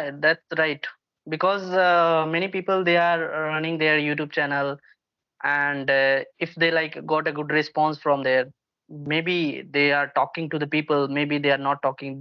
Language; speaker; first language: English; non-native, local second language; Hindi